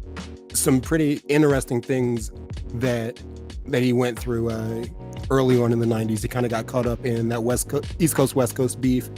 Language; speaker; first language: English; native; English